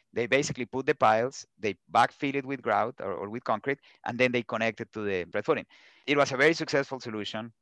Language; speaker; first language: English; non-native, fluent; Spanish